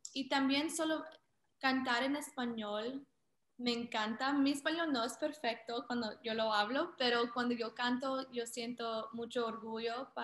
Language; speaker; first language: Spanish; early bilingual, heritage; Spanish